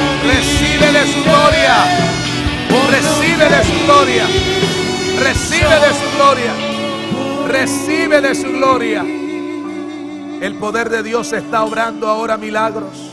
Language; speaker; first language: Spanish; native; Spanish